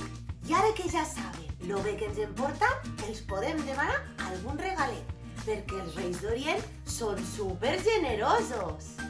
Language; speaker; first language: Catalan; native; Catalan